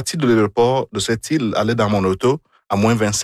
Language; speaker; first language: French; non-native, fluent; Igbo